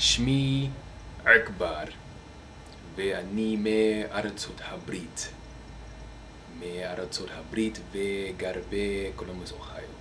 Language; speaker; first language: Hebrew; non-native, learner; English